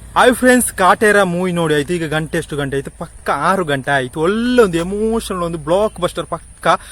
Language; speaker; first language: Kannada; native; Kannada